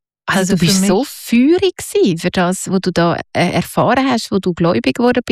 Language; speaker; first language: German; native; German